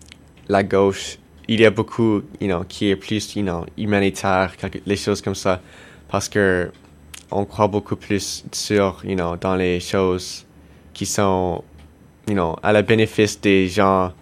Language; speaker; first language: French; non-native, local second language; English